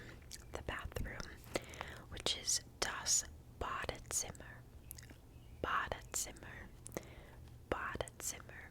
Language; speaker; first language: German; non-native, learner; English